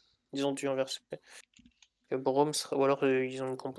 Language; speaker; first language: French; native; French